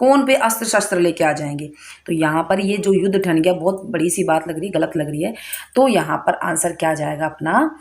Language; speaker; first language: Hindi; native; Hindi